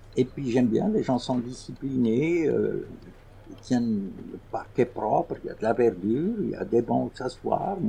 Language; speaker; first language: French; non-native, local second language; Arabic